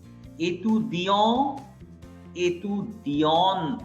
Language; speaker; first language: French; non-native, fluent; Bangla